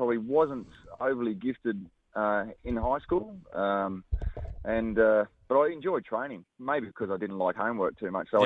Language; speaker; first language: English; native; English